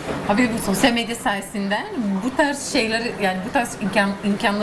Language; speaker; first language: Turkish; non-native, fluent; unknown